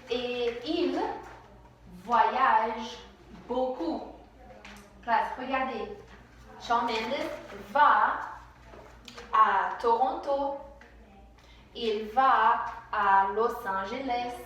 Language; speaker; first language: French; non-native, fluent; English